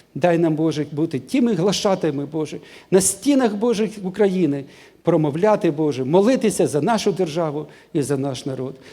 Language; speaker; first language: Ukrainian; non-native, local second language; Russian